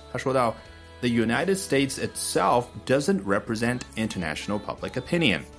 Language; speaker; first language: English; non-native, fluent; Chinese